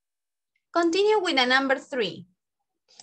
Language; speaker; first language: English; non-native, fluent; Spanish